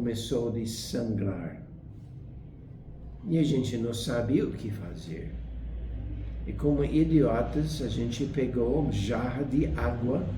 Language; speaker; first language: Portuguese; non-native, fluent; English